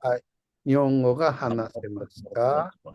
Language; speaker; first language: Japanese; non-native, fluent; Indonesian